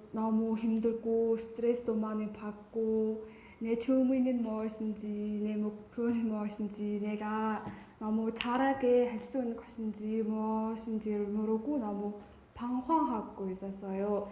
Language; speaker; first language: Korean; non-native, fluent; Mongolian